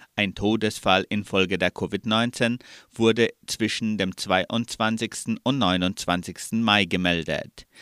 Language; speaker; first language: German; early bilingual, heritage; German